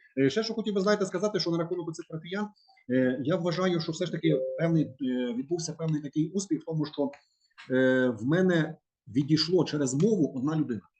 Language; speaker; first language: Ukrainian; native; Ukrainian